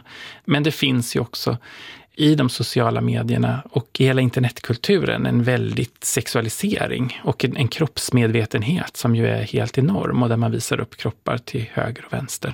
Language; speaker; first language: Swedish; native; Swedish